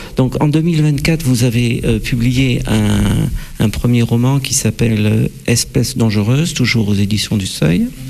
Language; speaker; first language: French; native; French